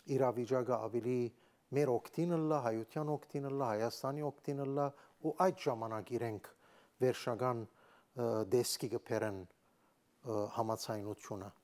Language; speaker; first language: Armenian; native; Armenian